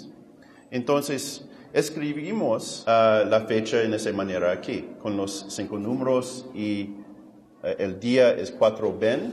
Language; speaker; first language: Spanish; non-native, fluent; English